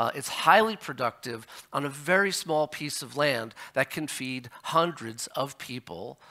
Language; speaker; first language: English; native; English